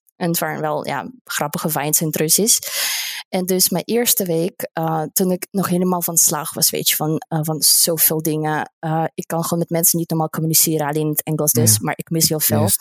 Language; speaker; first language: Dutch; non-native, fluent; Russian